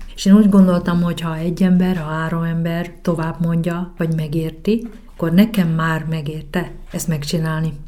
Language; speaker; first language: Hungarian; native; Hungarian